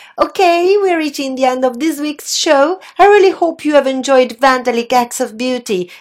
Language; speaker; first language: English; non-native, fluent; Italian